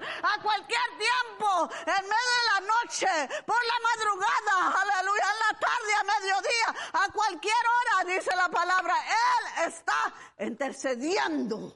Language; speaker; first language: Spanish; early bilingual, heritage; Spanish